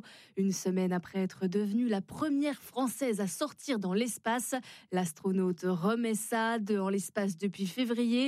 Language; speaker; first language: French; native; French